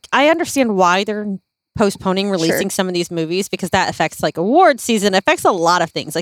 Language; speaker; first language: English; native; English